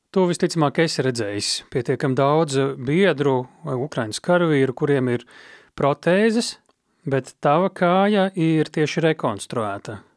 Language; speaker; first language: Latvian; native; Latvian